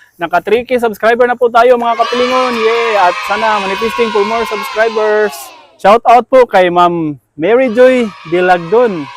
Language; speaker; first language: Filipino; non-native, local second language; Cebuano